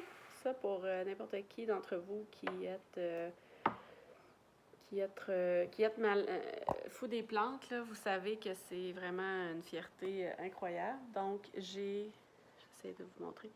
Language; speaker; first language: French; native; French